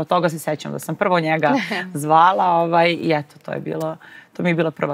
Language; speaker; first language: Serbian; native; Serbian